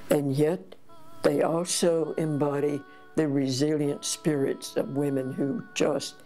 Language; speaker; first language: English; native; English